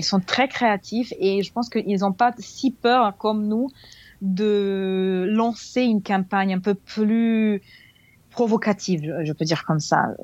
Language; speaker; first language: French; non-native, fluent; Serbian